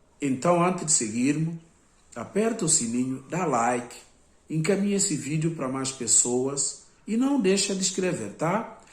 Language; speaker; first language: Portuguese; non-native, local second language; Upper Guinea Crioulo